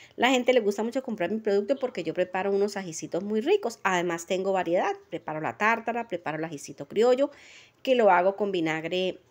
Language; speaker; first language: Spanish; native; Spanish